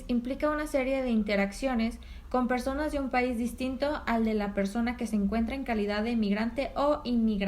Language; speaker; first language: Spanish; native; Spanish